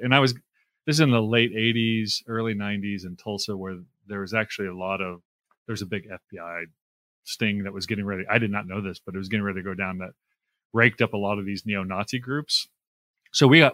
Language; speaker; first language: English; native; English